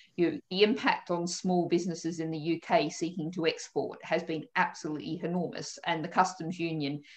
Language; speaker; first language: English; native; English